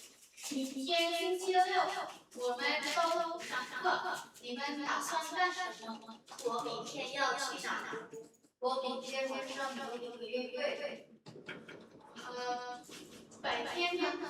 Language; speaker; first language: Chinese; non-native, learner; Indonesian